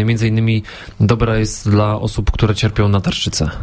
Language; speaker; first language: Polish; native; Polish